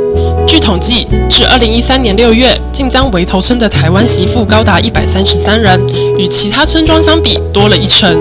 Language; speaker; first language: Chinese; native; Chinese